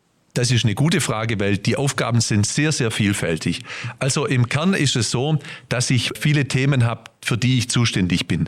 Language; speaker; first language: German; native; German